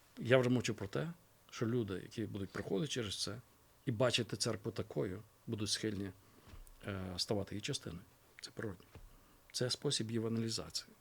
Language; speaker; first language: Ukrainian; native; Ukrainian